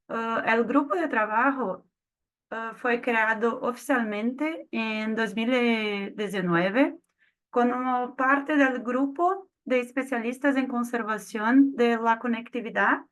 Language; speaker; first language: Spanish; non-native, fluent; Portuguese